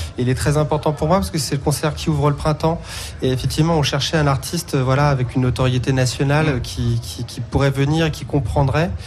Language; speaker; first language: French; native; French